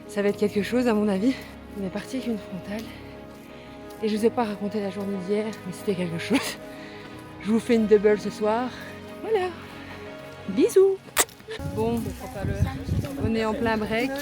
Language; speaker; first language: French; native; French